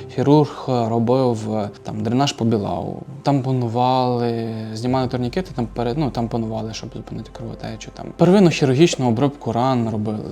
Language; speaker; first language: Ukrainian; native; Ukrainian